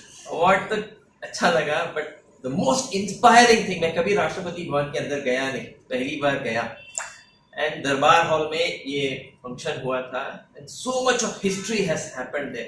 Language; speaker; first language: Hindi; non-native, local second language; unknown